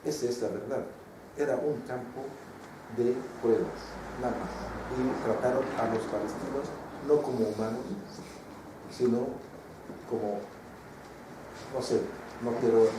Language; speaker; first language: Spanish; non-native, fluent; Arabic